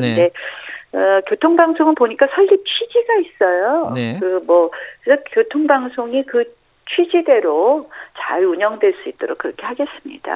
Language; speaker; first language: Korean; native; Korean